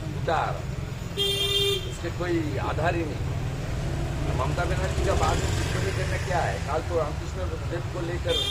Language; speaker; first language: Hindi; non-native, local second language; Bangla